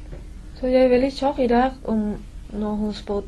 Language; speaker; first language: Norwegian; non-native, learner; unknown